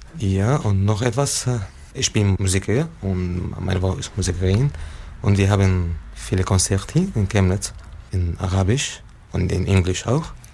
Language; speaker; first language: German; non-native, learner; Arabic